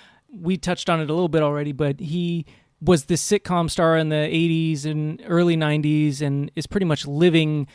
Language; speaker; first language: English; native; English